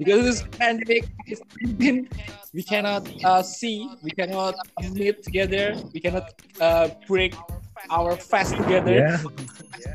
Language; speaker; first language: English; non-native, learner; Indonesian